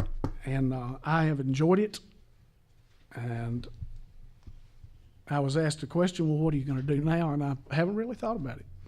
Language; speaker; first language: English; native; English